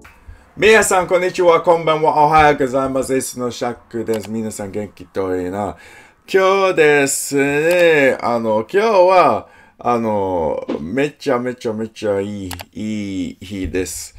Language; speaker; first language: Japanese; non-native, learner; English